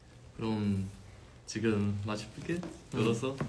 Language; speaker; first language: Korean; non-native, fluent; Chinese